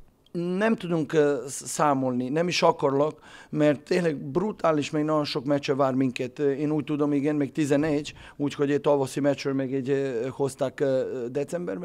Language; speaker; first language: Hungarian; non-native, fluent; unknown